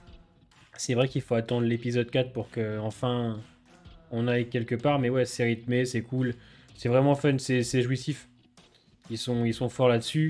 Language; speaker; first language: French; native; French